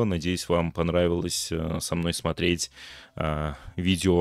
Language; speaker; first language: Russian; native; Russian